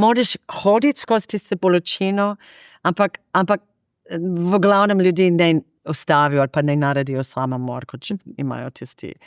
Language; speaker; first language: Slovenian; non-native, fluent; English